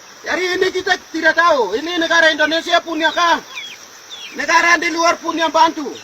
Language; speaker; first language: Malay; non-native, local second language; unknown